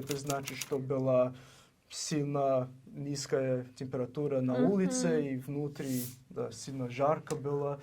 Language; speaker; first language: Russian; non-native, learner; English